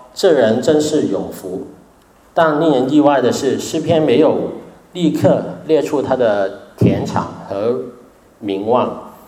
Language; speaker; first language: Chinese; non-native, local second language; Cantonese